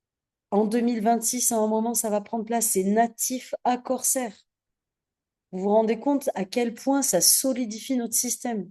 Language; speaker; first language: French; native; French